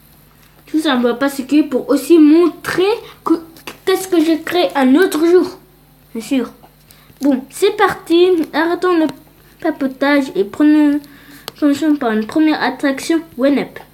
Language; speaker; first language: French; early bilingual, other home language; Polish